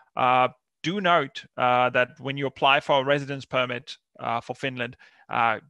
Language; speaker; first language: English; non-native, fluent; Finnish